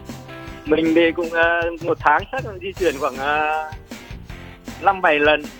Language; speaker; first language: Vietnamese; native; Vietnamese